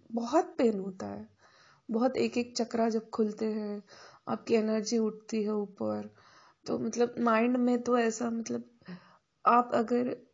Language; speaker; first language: Hindi; non-native, local second language; Marathi